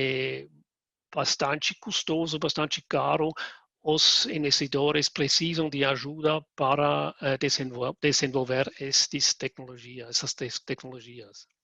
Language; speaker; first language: Portuguese; non-native, fluent; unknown